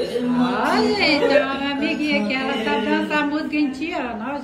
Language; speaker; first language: Portuguese; native; Portuguese